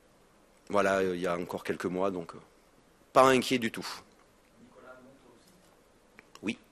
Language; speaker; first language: French; native; French